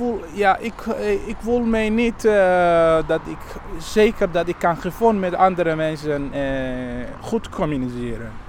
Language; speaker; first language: Dutch; non-native, learner; Somali